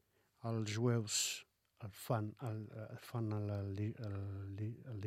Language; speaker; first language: Catalan; non-native, fluent; Arabic